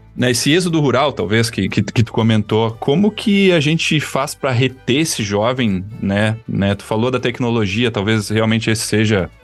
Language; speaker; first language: Portuguese; native; Portuguese